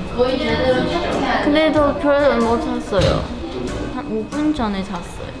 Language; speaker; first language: Korean; non-native, fluent; Chinese